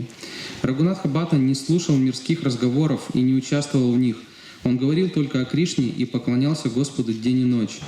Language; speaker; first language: Russian; native; Russian